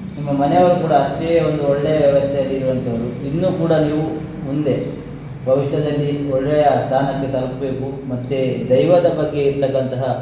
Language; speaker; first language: Kannada; native; Kannada